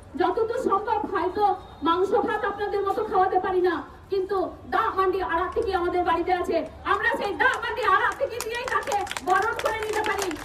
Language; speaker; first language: Bangla; non-native, local second language; Santali